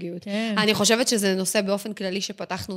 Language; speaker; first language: Hebrew; native; Hebrew